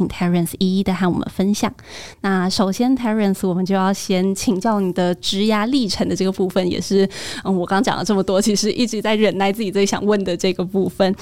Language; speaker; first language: Chinese; native; Chinese